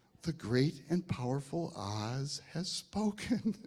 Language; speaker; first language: English; native; English